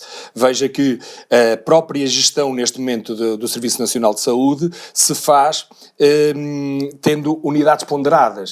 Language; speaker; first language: Portuguese; native; Portuguese